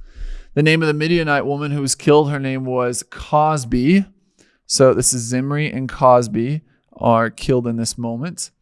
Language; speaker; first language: English; native; English